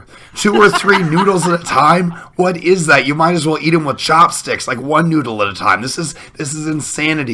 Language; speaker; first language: English; native; English